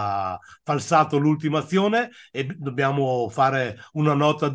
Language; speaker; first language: Italian; native; Italian